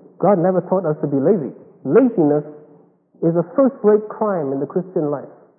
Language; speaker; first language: English; non-native, fluent; Chinese